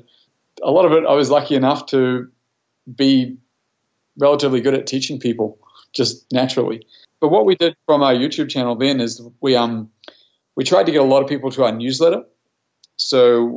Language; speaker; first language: English; native; English